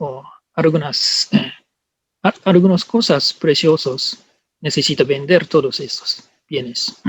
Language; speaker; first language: Spanish; non-native, learner; Japanese